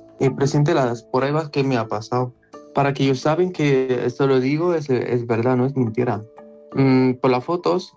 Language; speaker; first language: Spanish; non-native, learner; Arabic